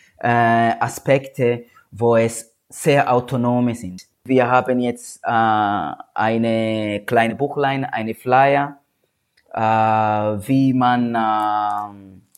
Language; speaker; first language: German; non-native, learner; Swahili